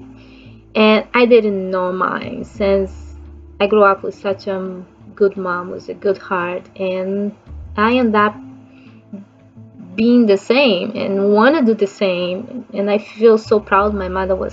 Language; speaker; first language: English; non-native, fluent; Portuguese